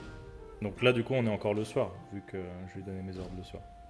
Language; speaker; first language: French; native; French